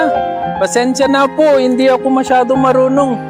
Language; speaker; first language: Filipino; non-native, learner; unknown